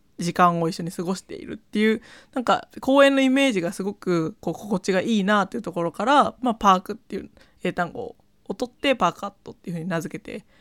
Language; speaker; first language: Japanese; non-native, fluent; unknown